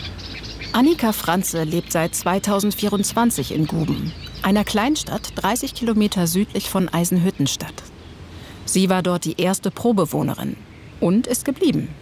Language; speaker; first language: German; native; German